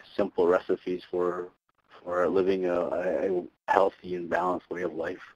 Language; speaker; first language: English; native; English